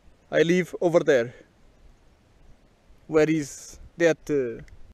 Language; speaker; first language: English; non-native, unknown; Portuguese